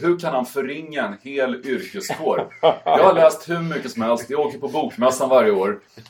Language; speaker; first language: Swedish; native; Swedish